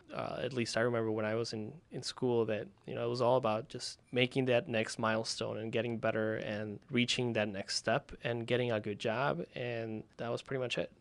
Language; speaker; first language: English; early bilingual, other home language; Spanish